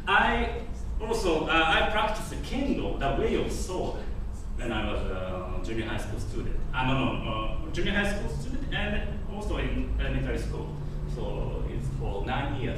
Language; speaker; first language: English; non-native, fluent; Japanese